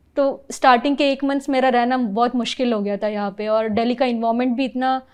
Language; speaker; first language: Hindi; non-native, local second language; Marathi